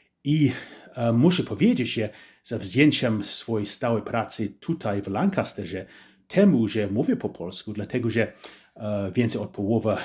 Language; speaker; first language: Polish; non-native, fluent; English